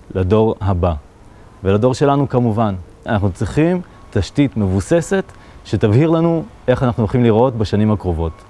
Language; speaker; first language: Hebrew; native; Hebrew